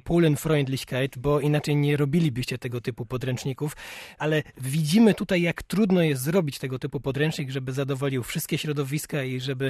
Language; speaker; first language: Polish; native; Polish